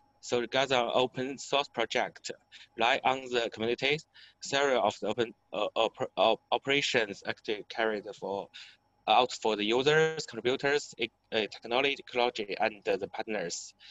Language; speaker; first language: English; non-native, learner; Chinese